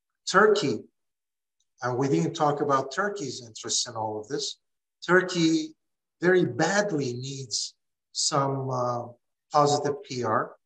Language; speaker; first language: English; early bilingual, other home language; Armenian